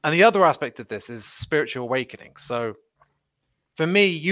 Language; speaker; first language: English; native; English